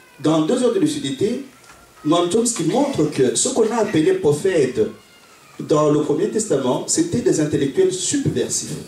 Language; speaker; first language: French; non-native, local second language; Luba-Lulua